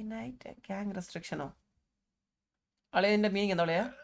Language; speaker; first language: Malayalam; native; Malayalam